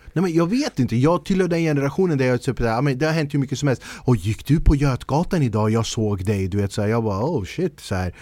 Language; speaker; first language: Swedish; early bilingual, other home language; Kurdish